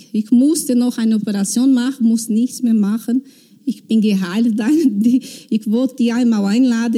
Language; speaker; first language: German; non-native, learner; Portuguese